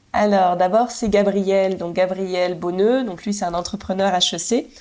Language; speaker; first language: French; native; French